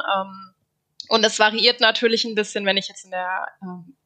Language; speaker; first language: German; native; German